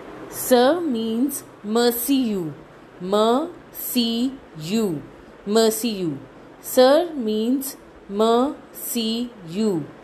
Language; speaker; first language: English; non-native, local second language; Hindi